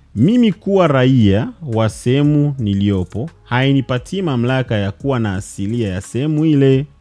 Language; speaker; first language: Swahili; non-native, local second language; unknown